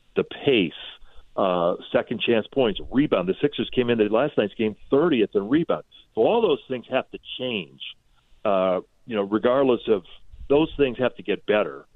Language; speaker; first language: English; native; English